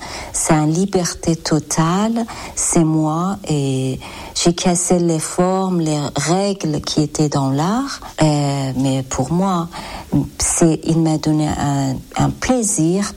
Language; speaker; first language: French; non-native, learner; Persian